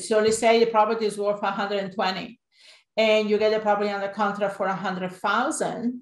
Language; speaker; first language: English; non-native, fluent; Italian